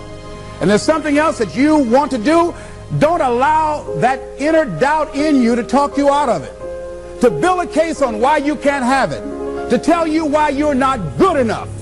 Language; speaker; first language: English; native; English